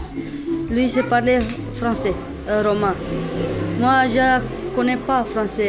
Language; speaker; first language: French; non-native, learner; Romany